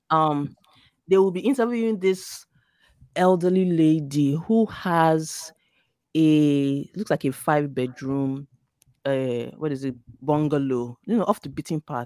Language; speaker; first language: English; non-native, local second language; Yoruba